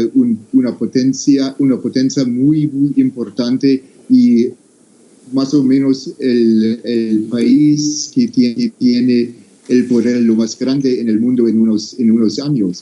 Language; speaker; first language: Spanish; non-native, fluent; English